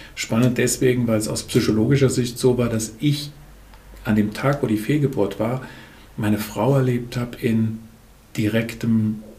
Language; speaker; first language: German; native; German